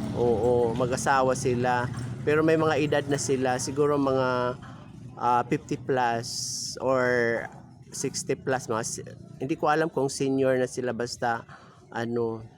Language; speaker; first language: Filipino; non-native, local second language; Cebuano